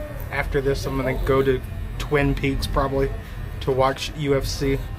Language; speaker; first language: English; native; English